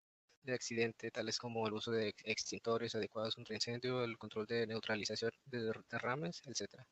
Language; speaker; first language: Spanish; native; Spanish